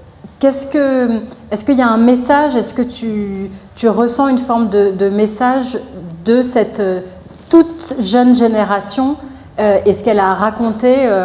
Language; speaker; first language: French; native; French